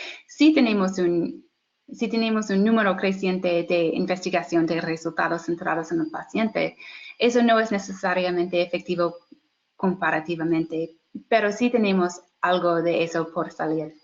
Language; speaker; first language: Spanish; non-native, fluent; English